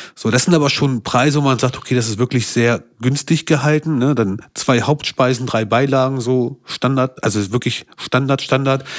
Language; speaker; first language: German; early bilingual, other home language; Albanian